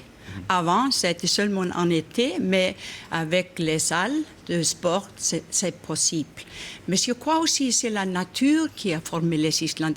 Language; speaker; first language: French; non-native, fluent; Icelandic